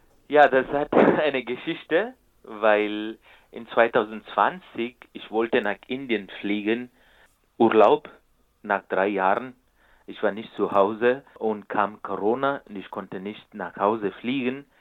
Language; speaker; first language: German; non-native, fluent; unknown